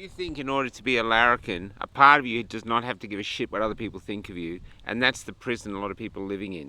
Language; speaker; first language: English; native; English